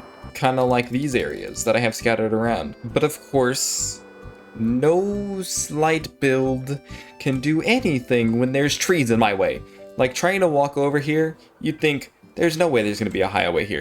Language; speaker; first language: English; native; English